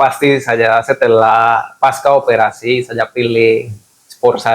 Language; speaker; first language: Indonesian; non-native, fluent; Spanish